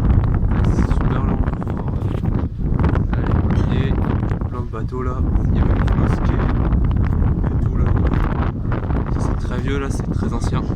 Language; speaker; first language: French; native; French